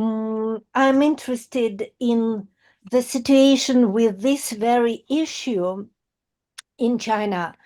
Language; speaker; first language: English; non-native, fluent; Russian